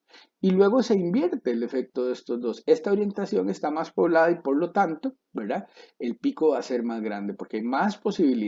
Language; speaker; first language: Spanish; native; Spanish